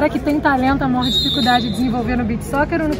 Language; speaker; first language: Portuguese; native; Portuguese